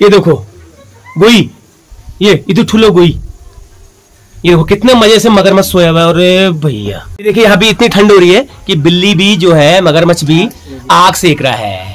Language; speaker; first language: Hindi; native; Hindi